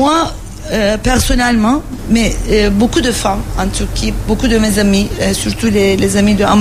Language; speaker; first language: French; non-native, learner; Turkish